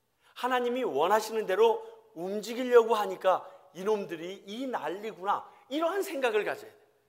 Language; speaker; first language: Korean; native; Korean